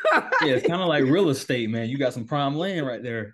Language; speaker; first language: English; native; English